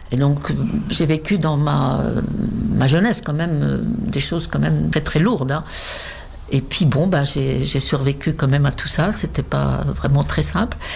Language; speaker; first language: French; non-native, fluent; Czech